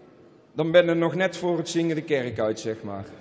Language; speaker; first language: Dutch; native; Dutch